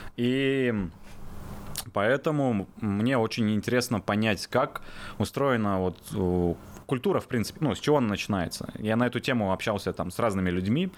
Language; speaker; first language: Russian; native; Russian